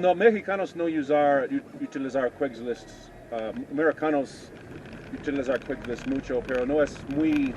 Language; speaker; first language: Spanish; non-native, learner; English